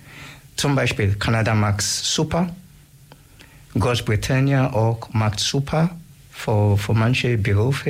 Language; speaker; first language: German; non-native, learner; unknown